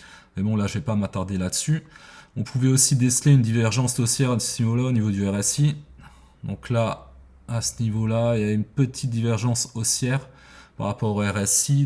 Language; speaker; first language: French; native; French